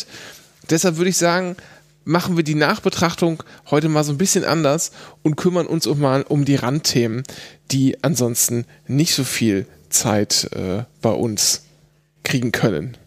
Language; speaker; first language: German; native; German